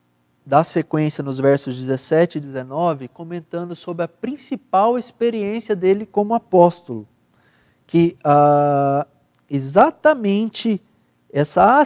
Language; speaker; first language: Portuguese; native; Portuguese